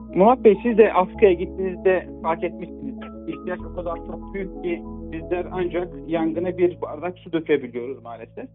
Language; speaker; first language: Turkish; native; Turkish